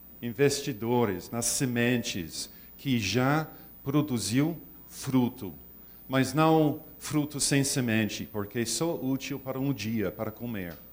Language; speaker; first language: Portuguese; non-native, learner; English